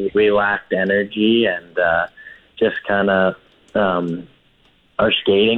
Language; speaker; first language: English; native; English